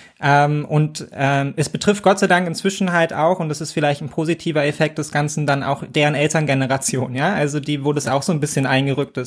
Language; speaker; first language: German; native; German